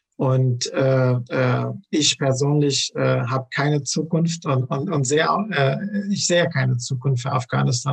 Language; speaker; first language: German; non-native, fluent; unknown